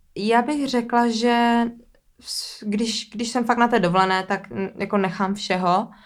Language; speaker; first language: Czech; early bilingual, other home language; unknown